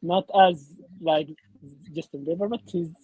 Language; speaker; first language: English; non-native, learner; Arabic